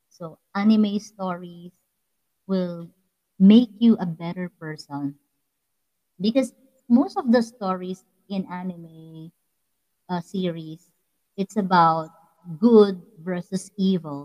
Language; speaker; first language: English; non-native, local second language; Waray